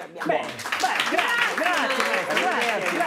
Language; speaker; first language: Italian; native; Italian